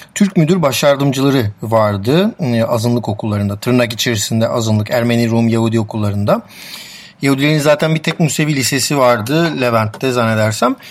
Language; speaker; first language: Turkish; non-native, local second language; Armenian